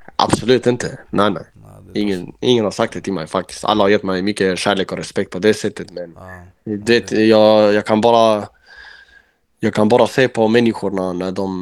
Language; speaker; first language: Swedish; early bilingual, other home language; Albanian